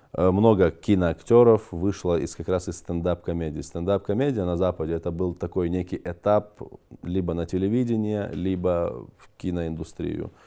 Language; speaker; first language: Russian; native; Russian